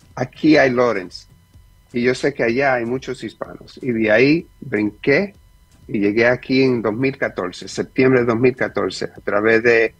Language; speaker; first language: Spanish; early bilingual, heritage; Spanish